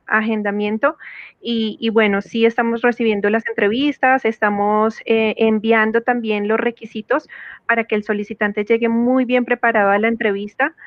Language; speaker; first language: Spanish; native; Spanish